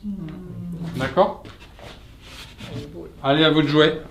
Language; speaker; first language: French; native; French